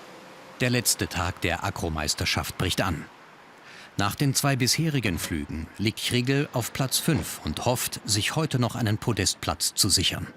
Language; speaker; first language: German; native; German